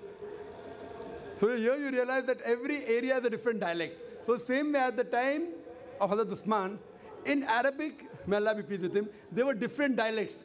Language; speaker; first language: English; non-native, local second language; Urdu